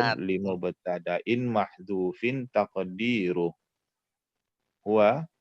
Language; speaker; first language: Arabic; non-native, learner; Indonesian